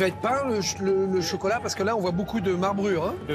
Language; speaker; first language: French; native; French